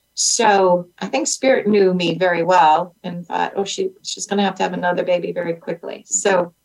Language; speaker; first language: English; native; English